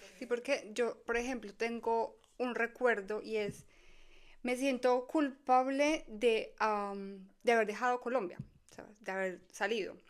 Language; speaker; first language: Spanish; native; Spanish